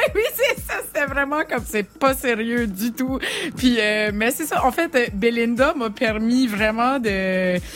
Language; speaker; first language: French; native; French